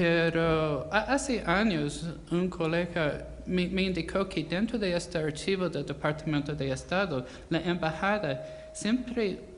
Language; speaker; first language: Spanish; non-native, fluent; English